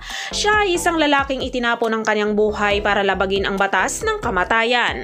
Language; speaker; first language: Filipino; native; Filipino